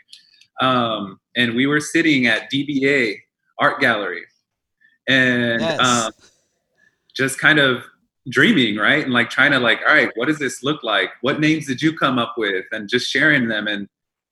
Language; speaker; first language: English; early bilingual, other home language; Spanish